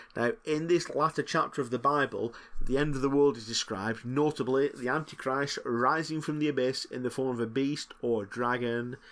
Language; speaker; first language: English; native; English